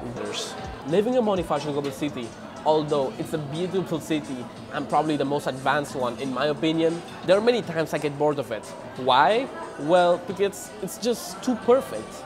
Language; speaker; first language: English; non-native, fluent; Spanish